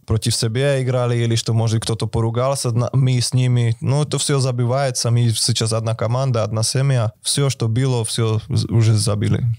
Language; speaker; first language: Russian; non-native, fluent; Slovak